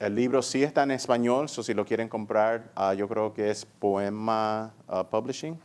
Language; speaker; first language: Spanish; early bilingual, heritage; English